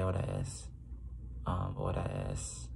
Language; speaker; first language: Spanish; non-native, learner; English